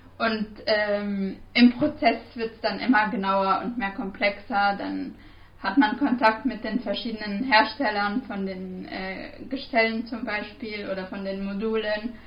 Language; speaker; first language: German; non-native, fluent; Arabic